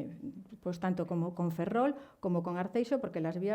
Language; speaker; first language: Spanish; native; Spanish